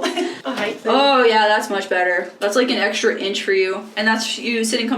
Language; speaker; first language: English; native; English